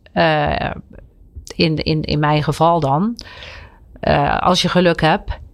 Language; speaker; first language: Dutch; native; Dutch